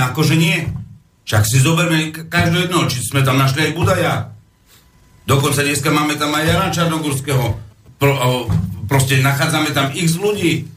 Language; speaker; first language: Slovak; non-native, fluent; Arabic